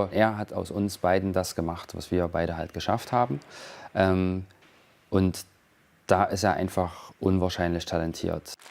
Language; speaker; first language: German; native; German